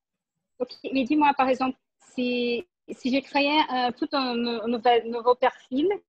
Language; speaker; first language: French; non-native, learner; Portuguese